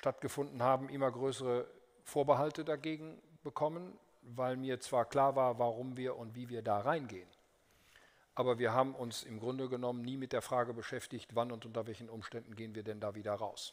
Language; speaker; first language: German; native; German